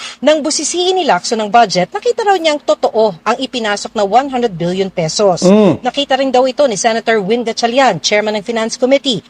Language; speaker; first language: Filipino; native; Filipino